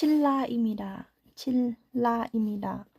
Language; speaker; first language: Korean; non-native, learner; Thai